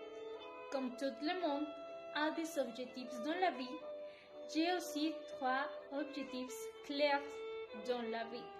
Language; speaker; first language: French; non-native, learner; Spanish